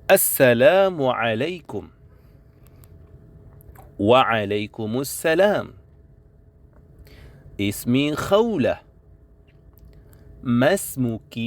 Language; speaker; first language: Arabic; non-native, fluent; Indonesian